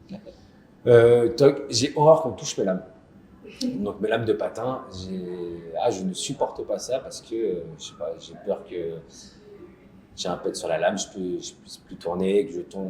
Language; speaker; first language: French; native; French